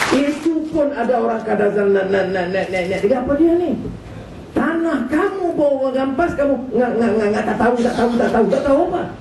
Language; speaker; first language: Malay; native; Malay